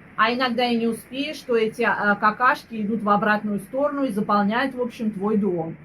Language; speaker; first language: Russian; native; Russian